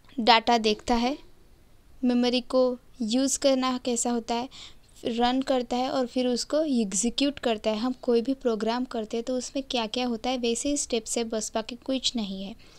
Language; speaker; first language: Hindi; non-native, local second language; Marathi